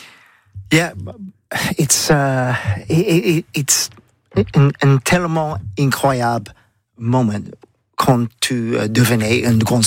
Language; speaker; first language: French; non-native, learner; English